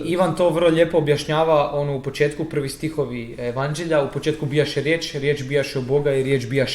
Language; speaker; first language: Croatian; native; Croatian